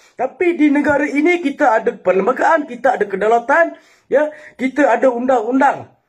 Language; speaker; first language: Malay; non-native, local second language; Tamil